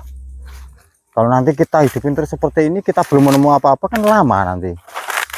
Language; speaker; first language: Indonesian; native; Indonesian